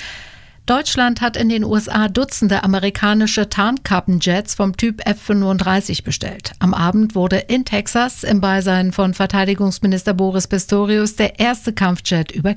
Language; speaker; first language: German; native; German